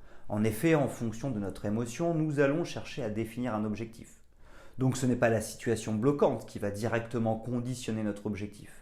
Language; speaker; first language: French; native; French